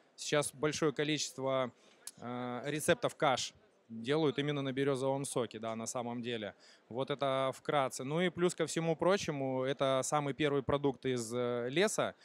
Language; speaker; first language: Russian; native; Russian